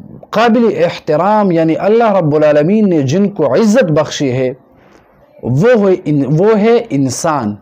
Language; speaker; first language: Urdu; non-native, local second language; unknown